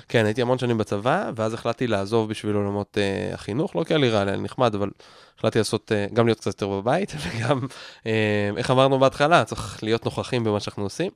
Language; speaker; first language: Hebrew; native; Hebrew